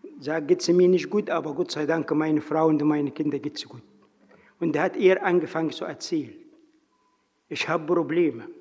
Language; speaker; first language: German; non-native, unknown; Arabic